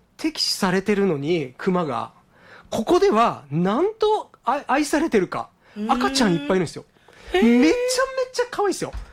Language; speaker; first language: Japanese; native; Japanese